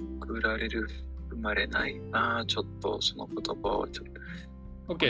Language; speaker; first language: Japanese; non-native, learner; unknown